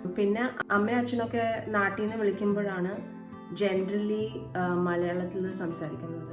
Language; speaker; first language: Malayalam; early bilingual, heritage; Malayalam